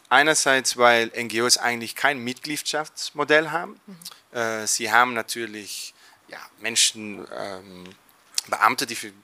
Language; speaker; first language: German; non-native, fluent; Dutch